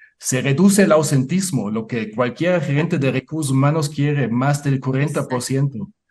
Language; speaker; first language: Spanish; non-native, fluent; German